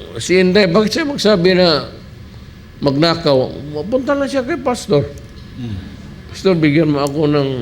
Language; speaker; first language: Filipino; non-native, local second language; Cebuano